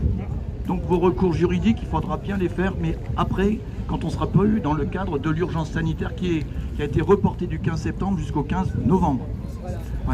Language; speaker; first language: French; native; French